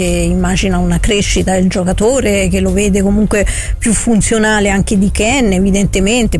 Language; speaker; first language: Italian; native; Italian